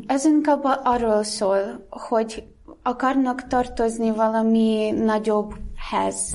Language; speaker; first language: Hungarian; non-native, fluent; Russian